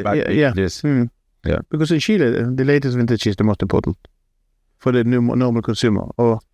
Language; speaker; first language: English; non-native, fluent; Norwegian